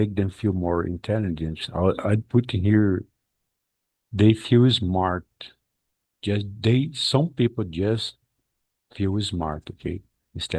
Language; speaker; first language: English; non-native, fluent; Portuguese